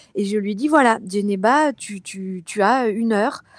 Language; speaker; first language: French; native; French